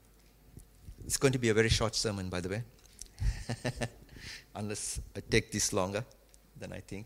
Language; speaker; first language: English; non-native, local second language; Tamil